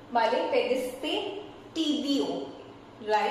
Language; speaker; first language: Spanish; non-native, fluent; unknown